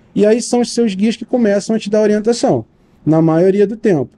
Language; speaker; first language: Portuguese; native; Portuguese